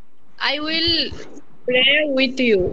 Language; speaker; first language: English; non-native, learner; Bangla